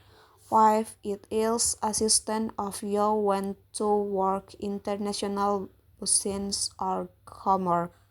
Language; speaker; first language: English; non-native, learner; Indonesian